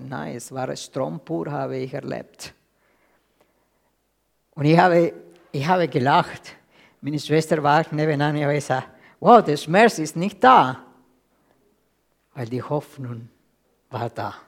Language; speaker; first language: German; non-native, fluent; Spanish